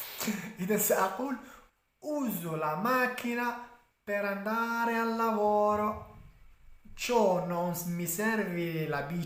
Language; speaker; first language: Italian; non-native, fluent; Arabic